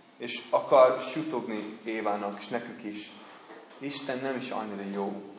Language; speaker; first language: Hungarian; non-native, fluent; English